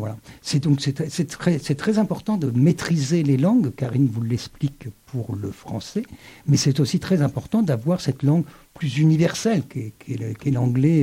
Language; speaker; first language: French; native; French